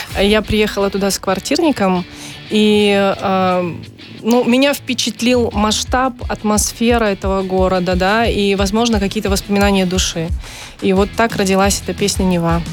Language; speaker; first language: Russian; native; Russian